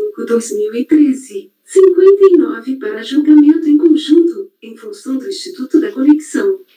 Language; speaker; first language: Portuguese; native; Portuguese